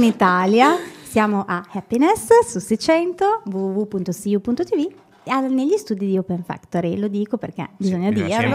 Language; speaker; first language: Italian; native; Italian